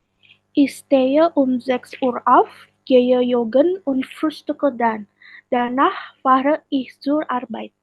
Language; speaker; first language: German; non-native, learner; Indonesian